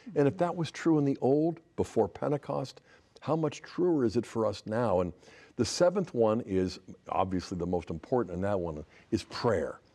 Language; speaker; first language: English; native; English